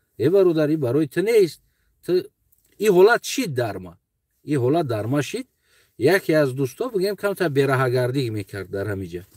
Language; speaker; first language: Tajik; non-native, local second language; Uzbek